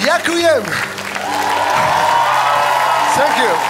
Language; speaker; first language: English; non-native, learner; Spanish